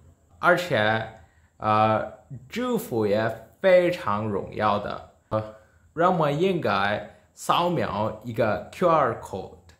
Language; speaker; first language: Chinese; non-native, learner; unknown